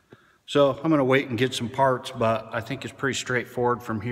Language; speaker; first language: English; native; English